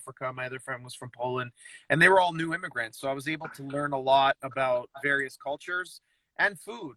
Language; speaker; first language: English; native; English